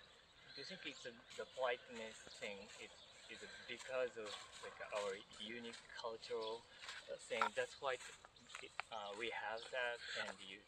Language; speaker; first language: English; non-native, fluent; Japanese